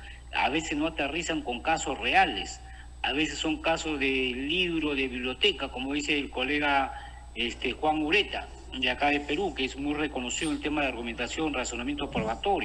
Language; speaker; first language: Spanish; native; Spanish